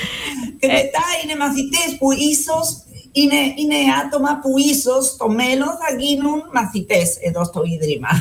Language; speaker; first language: Greek; non-native, fluent; Spanish